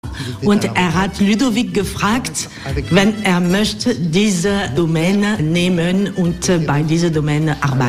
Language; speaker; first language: German; non-native, fluent; French